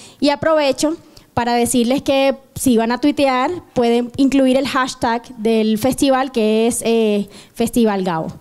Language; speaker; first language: Spanish; native; Spanish